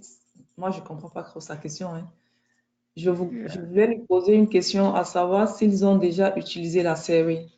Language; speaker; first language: French; native; French